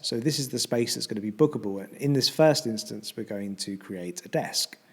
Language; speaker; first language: English; native; English